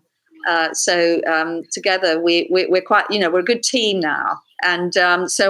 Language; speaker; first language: English; native; English